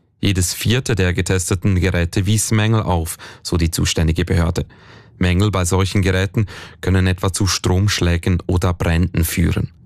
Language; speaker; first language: German; native; German